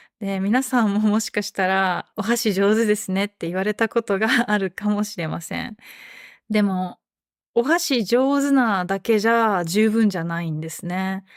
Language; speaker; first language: Japanese; native; Japanese